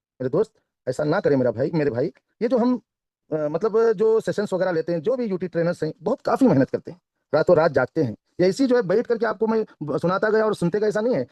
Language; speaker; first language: Hindi; non-native, local second language; Kannada